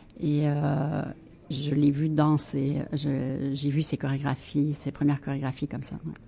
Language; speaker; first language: French; native; French